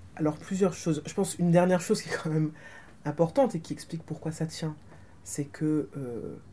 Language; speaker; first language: French; native; French